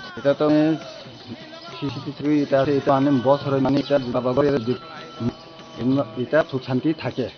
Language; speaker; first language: Bangla; non-native, local second language; Kok Borok